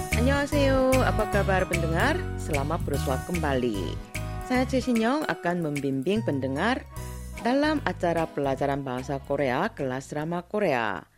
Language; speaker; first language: Indonesian; non-native, fluent; Korean